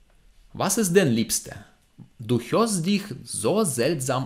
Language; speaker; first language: German; non-native, fluent; Russian